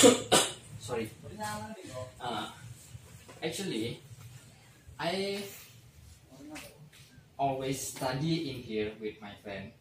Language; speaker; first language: English; non-native, learner; Indonesian